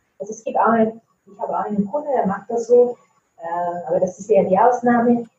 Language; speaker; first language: German; non-native, fluent; Italian